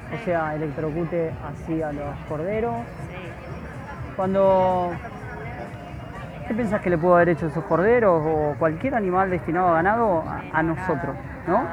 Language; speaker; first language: Spanish; native; Spanish